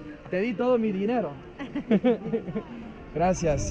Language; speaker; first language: Spanish; non-native, learner; English